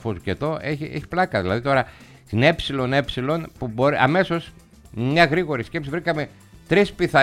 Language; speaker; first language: Greek; native; Greek